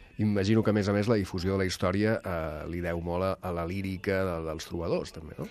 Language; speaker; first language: Catalan; native; Catalan